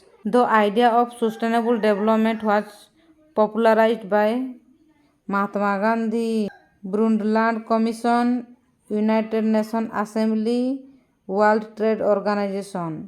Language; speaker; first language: English; non-native, local second language; Odia